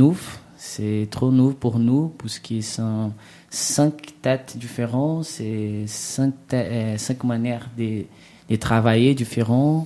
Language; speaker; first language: French; non-native, learner; Portuguese